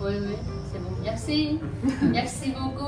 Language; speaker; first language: French; non-native, learner; Chinese